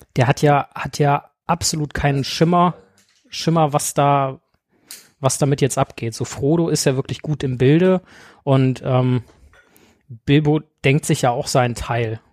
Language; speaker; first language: German; native; German